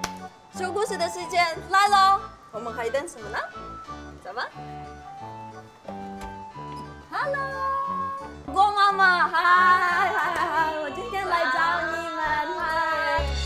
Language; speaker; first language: Chinese; non-native, fluent; Russian